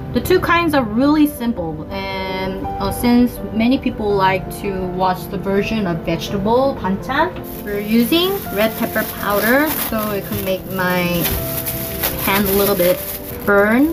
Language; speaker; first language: English; non-native, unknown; Korean